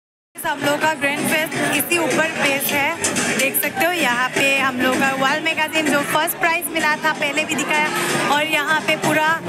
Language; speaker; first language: Hindi; non-native, local second language; Assamese